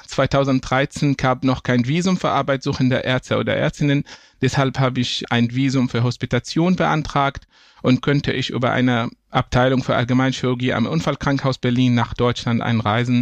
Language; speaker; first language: German; non-native, fluent; Arabic